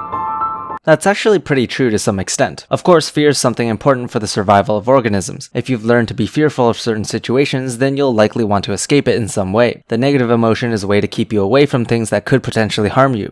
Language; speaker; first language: English; native; English